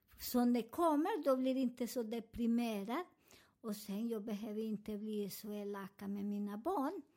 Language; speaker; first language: Swedish; non-native, fluent; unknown